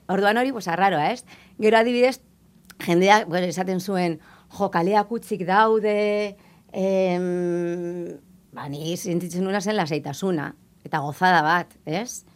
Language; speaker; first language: Basque; native; Basque